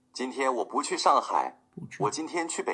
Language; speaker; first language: Chinese; non-native, learner; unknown